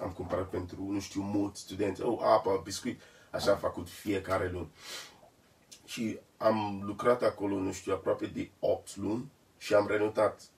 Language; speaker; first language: Romanian; non-native, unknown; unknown